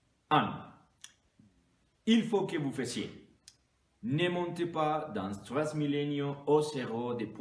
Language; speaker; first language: French; non-native, learner; Spanish